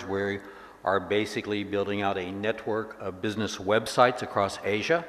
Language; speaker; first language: English; native; English